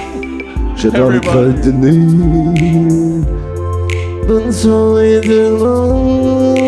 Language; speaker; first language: French; native; French